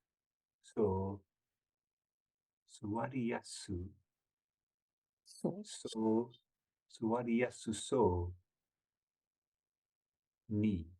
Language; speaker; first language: Japanese; non-native, learner; English